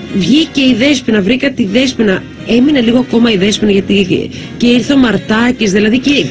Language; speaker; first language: Greek; early bilingual, heritage; Greek